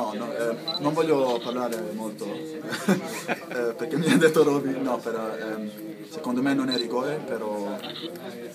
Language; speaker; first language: Italian; non-native, learner; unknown